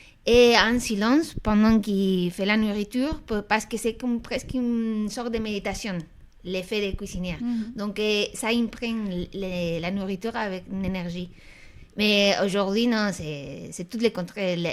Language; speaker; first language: French; non-native, fluent; Spanish